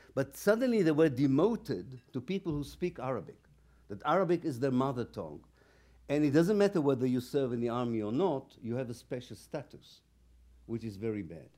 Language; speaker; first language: English; non-native, fluent; Hebrew